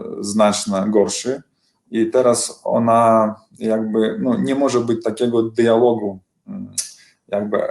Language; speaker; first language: Polish; non-native, learner; Belarusian